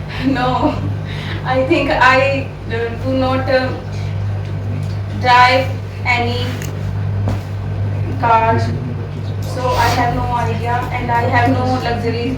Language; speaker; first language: English; non-native, learner; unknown